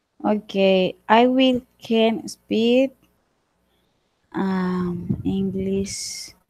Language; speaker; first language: English; non-native, learner; Spanish